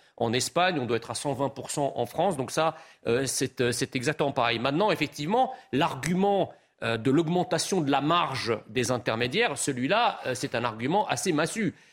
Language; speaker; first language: French; early bilingual, other home language; Arabic